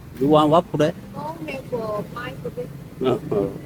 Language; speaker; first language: English; non-native, learner; Korean